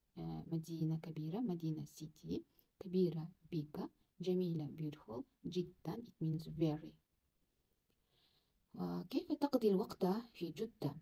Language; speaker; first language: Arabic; non-native, learner; Kazakh